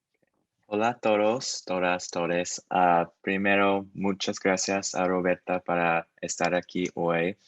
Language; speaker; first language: Spanish; non-native, learner; English